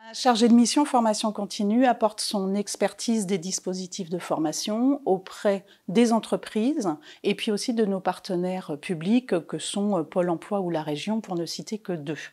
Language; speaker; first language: French; native; French